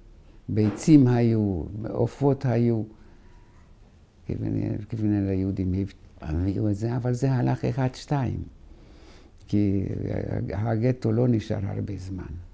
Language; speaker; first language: Hebrew; non-native, fluent; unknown